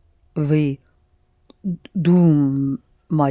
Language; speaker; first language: Russian; non-native, learner; English